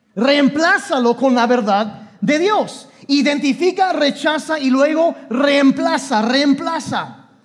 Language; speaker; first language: Spanish; non-native, fluent; English